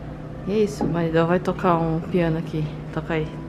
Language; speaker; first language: Portuguese; native; Portuguese